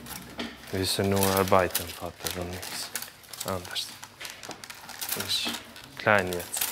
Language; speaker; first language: German; non-native, learner; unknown